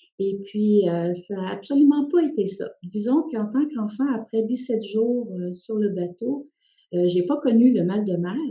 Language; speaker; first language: French; early bilingual, other home language; Spanish